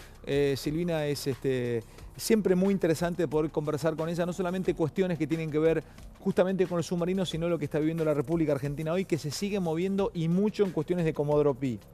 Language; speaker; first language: Spanish; native; Spanish